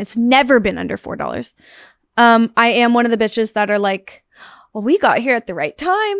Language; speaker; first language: English; native; English